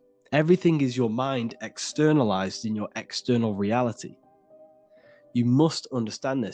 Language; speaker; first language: English; native; English